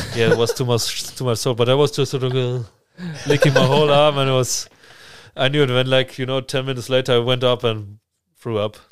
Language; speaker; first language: English; non-native, fluent; German